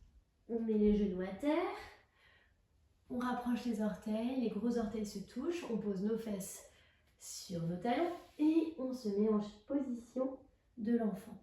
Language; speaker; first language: French; native; French